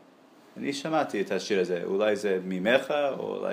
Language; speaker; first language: Hebrew; non-native, learner; English